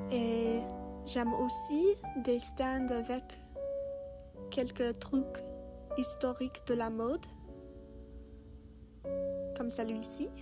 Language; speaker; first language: French; non-native, learner; English